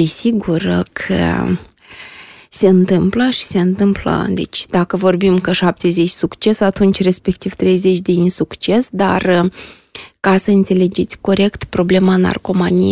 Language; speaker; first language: Romanian; native; Romanian